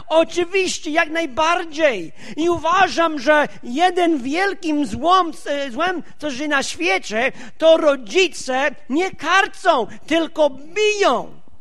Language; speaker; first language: Polish; non-native, fluent; English